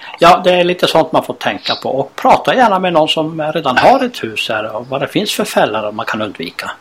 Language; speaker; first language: Swedish; native; Swedish